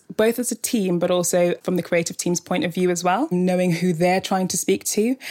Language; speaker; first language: English; native; English